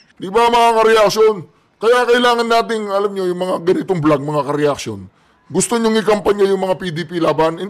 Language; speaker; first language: Filipino; native; Filipino